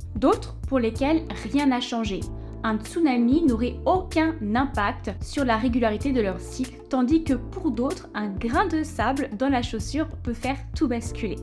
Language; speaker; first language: French; native; French